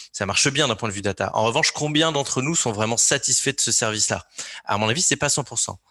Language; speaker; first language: French; native; French